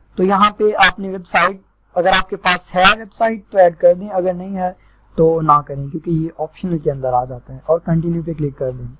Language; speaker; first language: Urdu; non-native, local second language; Punjabi